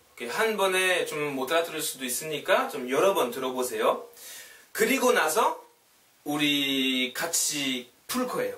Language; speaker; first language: Korean; non-native, fluent; French